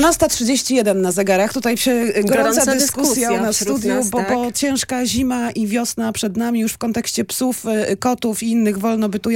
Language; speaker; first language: Polish; native; Polish